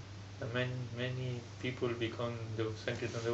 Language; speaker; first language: English; non-native, learner; German